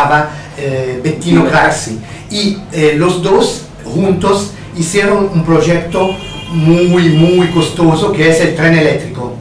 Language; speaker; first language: Spanish; non-native, fluent; Italian